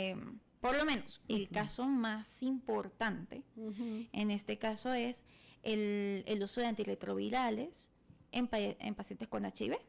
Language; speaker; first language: Spanish; native; Spanish